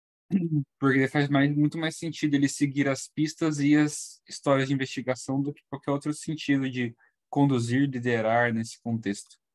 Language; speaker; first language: Portuguese; native; Portuguese